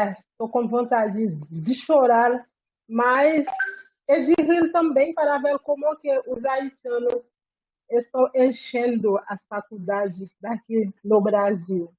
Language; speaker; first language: Portuguese; non-native, fluent; Haitian Creole